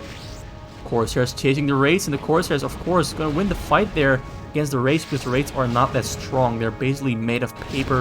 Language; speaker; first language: English; native; English